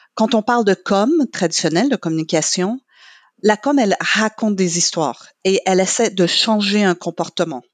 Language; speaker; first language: French; non-native, fluent; English